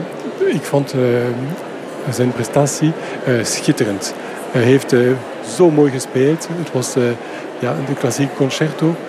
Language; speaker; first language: Dutch; non-native, fluent; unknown